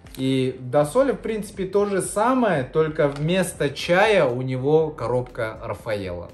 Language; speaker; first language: Russian; native; Russian